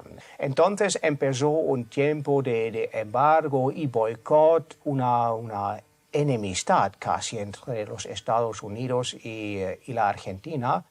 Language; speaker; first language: Spanish; non-native, fluent; German